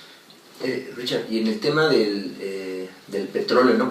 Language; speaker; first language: Spanish; native; Spanish